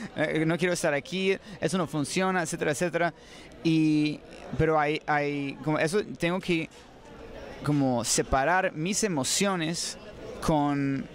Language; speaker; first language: Spanish; non-native, fluent; English